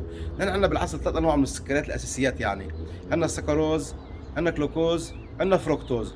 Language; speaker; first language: Arabic; native; Arabic